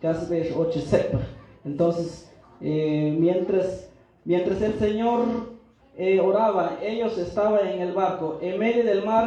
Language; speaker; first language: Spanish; non-native, local second language; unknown